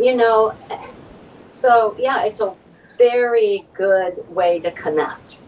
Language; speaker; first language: English; native; English